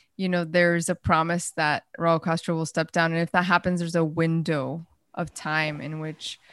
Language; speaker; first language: English; early bilingual, other home language; Spanish